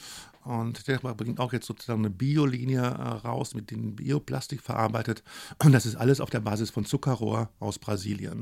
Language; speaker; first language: German; native; German